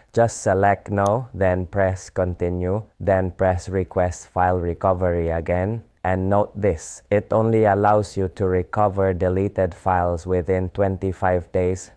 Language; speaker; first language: English; non-native, learner; Vietnamese